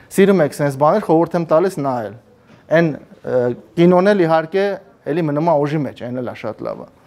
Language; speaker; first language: Armenian; native; Armenian